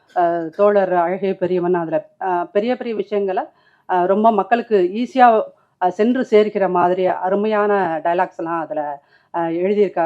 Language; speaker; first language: Tamil; native; Tamil